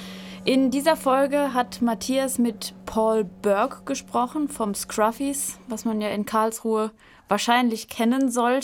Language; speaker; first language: German; native; German